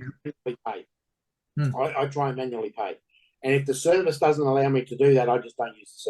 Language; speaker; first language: English; native; English